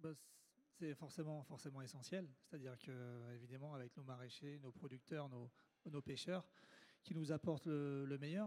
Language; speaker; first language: French; native; French